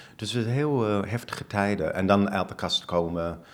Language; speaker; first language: Dutch; non-native, fluent; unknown